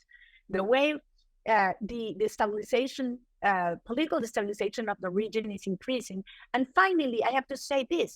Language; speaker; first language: English; non-native, fluent; Spanish